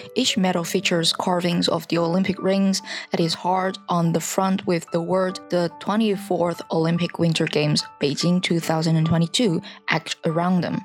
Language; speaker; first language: English; non-native, fluent; Chinese